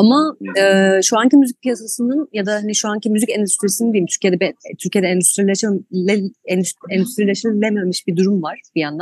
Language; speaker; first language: Turkish; native; Turkish